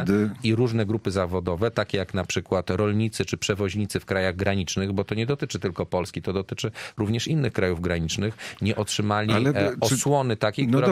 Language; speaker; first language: Polish; native; Polish